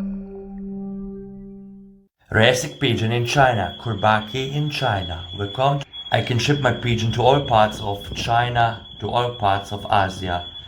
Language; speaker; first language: English; non-native, learner; Polish